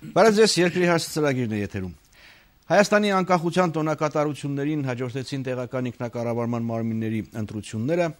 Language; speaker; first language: Armenian; native; Armenian